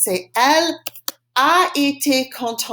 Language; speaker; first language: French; non-native, fluent; English